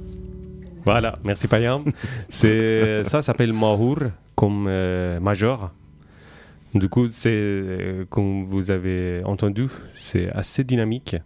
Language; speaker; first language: French; non-native, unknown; Persian